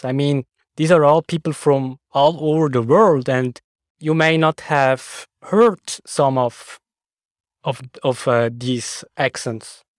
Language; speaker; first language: English; non-native, fluent; Swiss German